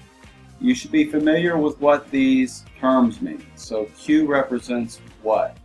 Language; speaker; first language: English; native; English